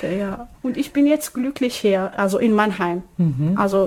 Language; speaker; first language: German; non-native, learner; Arabic